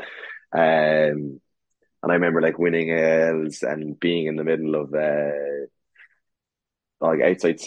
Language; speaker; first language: English; native; English